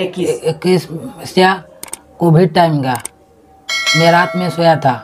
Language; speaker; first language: Hindi; non-native, local second language; Odia